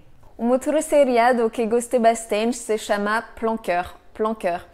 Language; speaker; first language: Portuguese; non-native, fluent; French